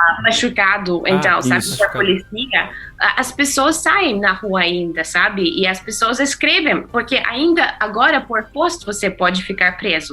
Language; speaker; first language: Portuguese; non-native, fluent; Russian